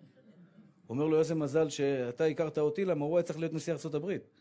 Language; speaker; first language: Hebrew; native; Hebrew